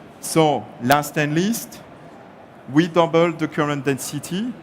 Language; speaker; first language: English; non-native, fluent; French